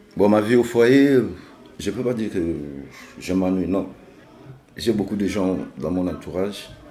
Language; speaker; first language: French; non-native, local second language; Lingala